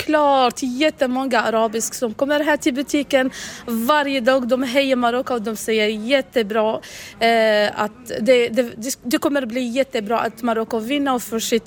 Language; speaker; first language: Swedish; non-native, learner; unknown